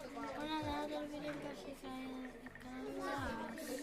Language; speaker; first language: Welsh; non-native, local second language; English